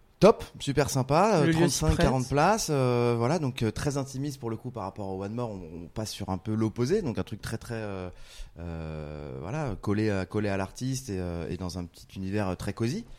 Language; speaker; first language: French; native; French